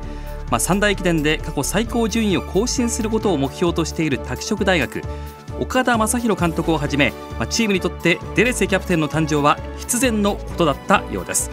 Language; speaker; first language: Japanese; native; Japanese